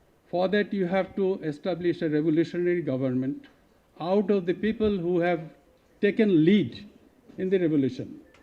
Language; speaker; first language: English; non-native, local second language; Bangla